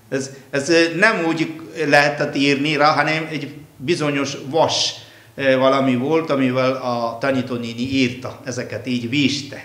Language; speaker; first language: Hungarian; non-native, fluent; Malayalam